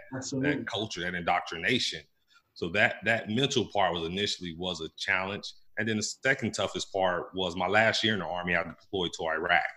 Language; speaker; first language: English; native; English